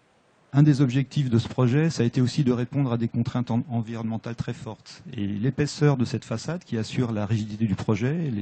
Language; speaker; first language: French; native; French